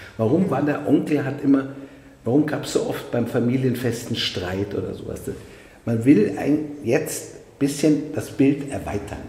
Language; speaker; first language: German; native; German